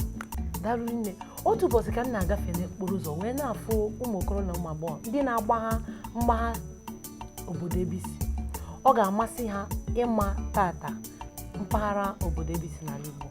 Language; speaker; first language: Igbo; native; Igbo